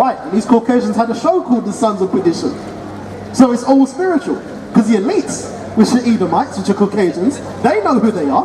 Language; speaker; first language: English; native; English